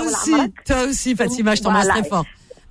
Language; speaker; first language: French; native; French